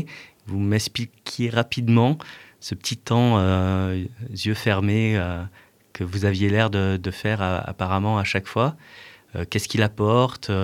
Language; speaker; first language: French; native; French